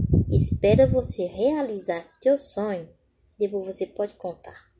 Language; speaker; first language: Portuguese; non-native, learner; Haitian Creole